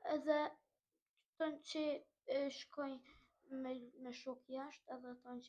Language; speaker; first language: Albanian; early bilingual, heritage; Albanian